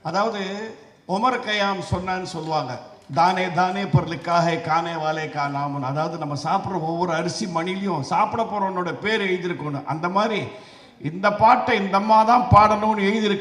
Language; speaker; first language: Tamil; native; Tamil